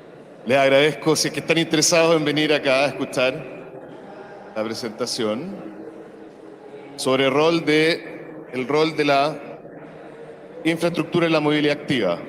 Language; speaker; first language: Spanish; native; Spanish